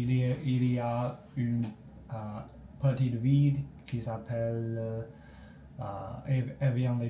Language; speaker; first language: French; non-native, learner; Chinese